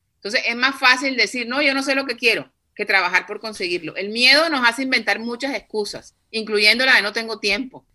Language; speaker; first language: Spanish; native; Spanish